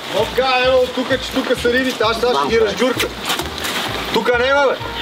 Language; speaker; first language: Bulgarian; native; Bulgarian